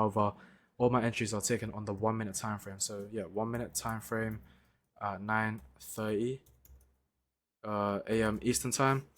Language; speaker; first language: English; native; English